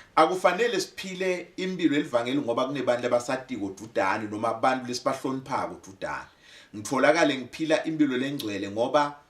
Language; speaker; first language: Zulu; non-native, local second language; Swati